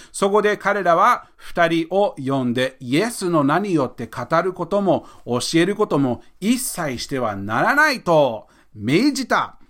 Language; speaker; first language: Japanese; non-native, fluent; English